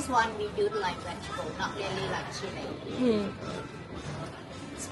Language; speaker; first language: English; non-native, learner; Thai